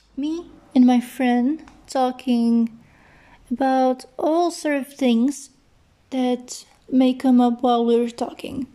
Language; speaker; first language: English; non-native, fluent; Portuguese